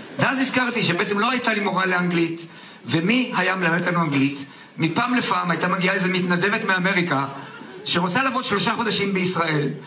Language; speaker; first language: Hebrew; native; Hebrew